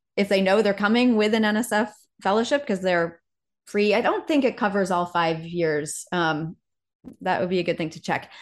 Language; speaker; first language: English; native; English